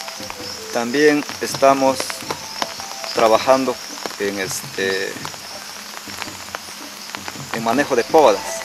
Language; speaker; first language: Spanish; native; Spanish